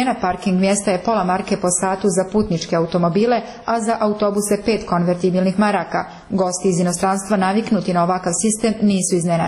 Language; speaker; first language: Croatian; native; Croatian